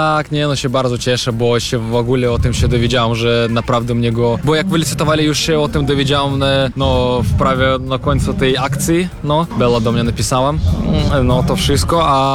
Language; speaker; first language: Polish; non-native, fluent; Russian